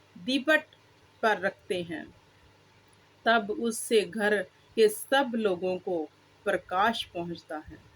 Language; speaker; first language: Hindi; non-native, local second language; Punjabi